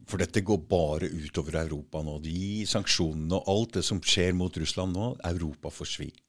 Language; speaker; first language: Norwegian; native; Norwegian